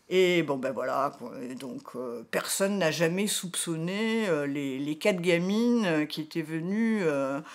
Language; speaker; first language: French; native; French